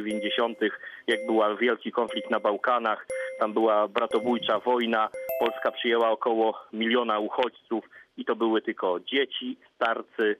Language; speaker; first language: Polish; native; Polish